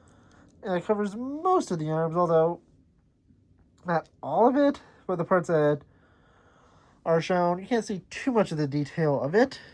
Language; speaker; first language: English; native; English